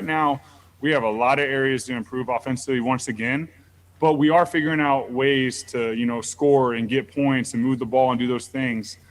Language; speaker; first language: English; native; English